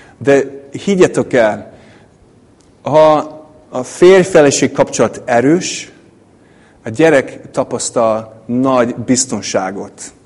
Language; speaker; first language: Hungarian; non-native, fluent; English